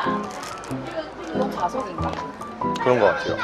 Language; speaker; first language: Korean; native; Korean